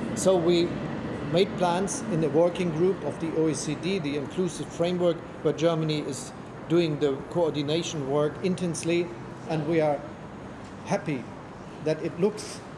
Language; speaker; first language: English; non-native, fluent; German